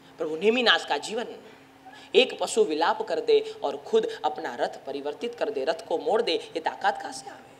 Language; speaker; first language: Hindi; non-native, local second language; Gujarati